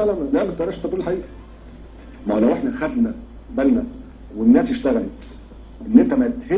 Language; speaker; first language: Arabic; native; Arabic